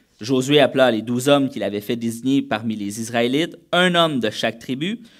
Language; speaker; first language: French; native; French